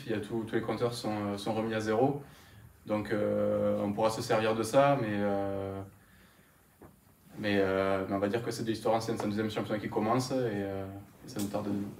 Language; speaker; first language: French; native; French